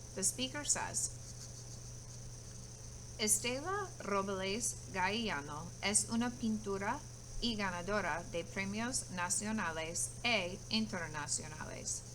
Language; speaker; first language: Spanish; non-native, fluent; English